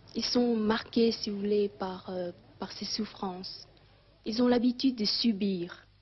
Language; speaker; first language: French; early bilingual, other home language; Vietnamese